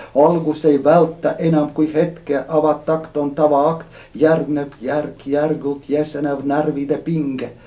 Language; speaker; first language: Estonian; non-native, fluent; Latvian